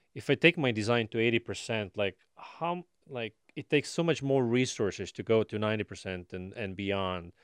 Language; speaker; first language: English; non-native, fluent; Estonian